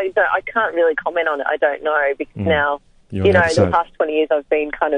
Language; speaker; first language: English; native; English